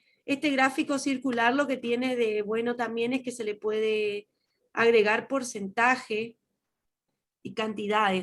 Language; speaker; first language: Spanish; native; Spanish